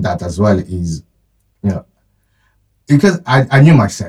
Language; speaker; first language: English; non-native, fluent; French